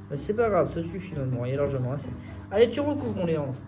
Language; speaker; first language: French; native; French